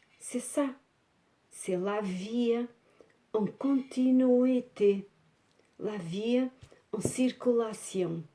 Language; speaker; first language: French; non-native, fluent; Portuguese